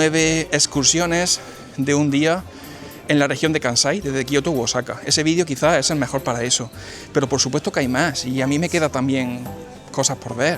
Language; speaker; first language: Spanish; native; Spanish